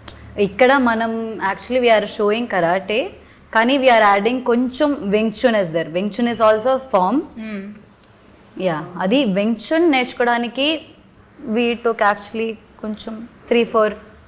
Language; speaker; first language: Telugu; non-native, learner; Malayalam